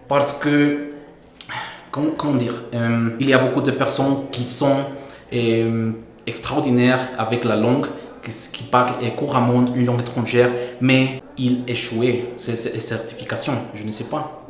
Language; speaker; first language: French; non-native, fluent; Spanish